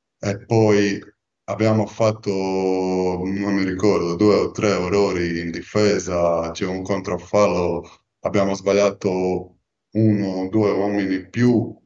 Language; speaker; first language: Italian; non-native, fluent; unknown